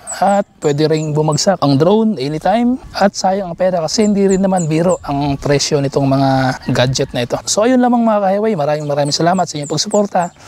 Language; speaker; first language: Filipino; non-native, local second language; Cebuano